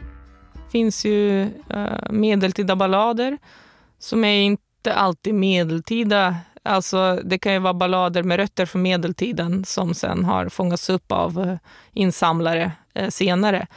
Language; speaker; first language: Swedish; native; Swedish